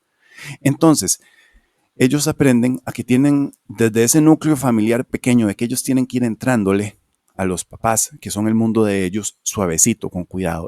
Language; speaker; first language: Spanish; native; Spanish